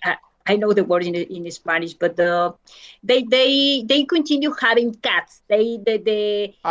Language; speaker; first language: English; non-native, learner; Spanish